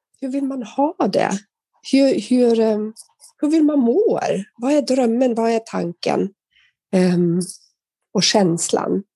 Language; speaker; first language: Swedish; non-native, fluent; German